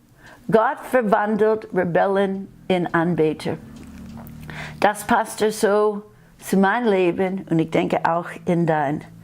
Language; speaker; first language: German; non-native, fluent; English